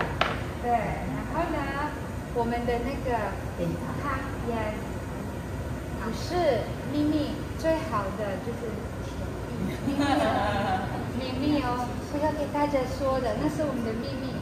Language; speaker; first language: Chinese; non-native, fluent; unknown